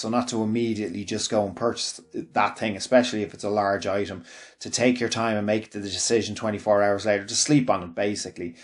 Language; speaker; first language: English; native; English